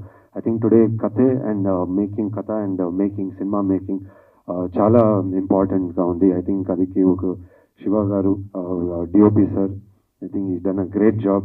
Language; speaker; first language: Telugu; non-native, learner; Kannada